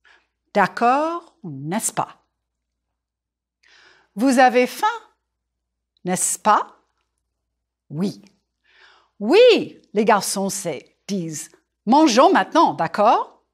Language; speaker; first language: French; non-native, fluent; English